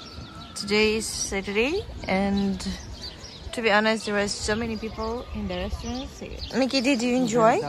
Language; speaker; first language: English; non-native, fluent; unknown